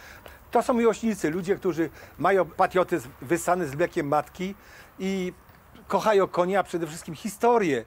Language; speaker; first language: Polish; native; Polish